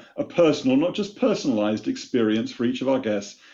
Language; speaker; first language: English; native; English